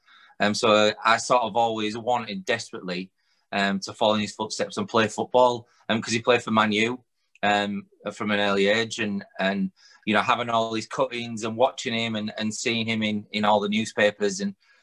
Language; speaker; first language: English; native; English